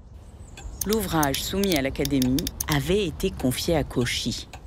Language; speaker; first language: French; native; French